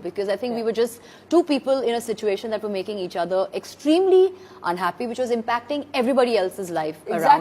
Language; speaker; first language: English; non-native, local second language; Hindi